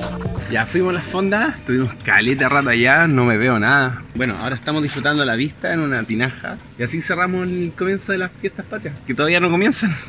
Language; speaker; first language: Spanish; native; Spanish